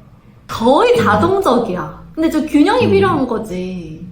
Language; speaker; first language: Korean; native; Korean